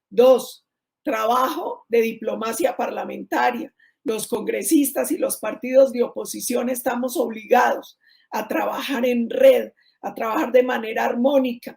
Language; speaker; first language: Spanish; native; Spanish